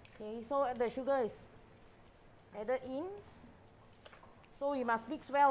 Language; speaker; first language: English; non-native, local second language; Chinese